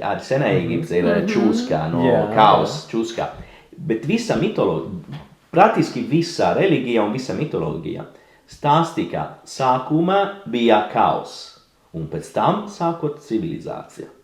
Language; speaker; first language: Latvian; non-native, learner; Italian